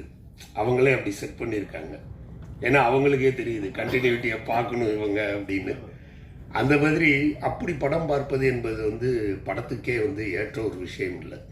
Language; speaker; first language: Tamil; native; Tamil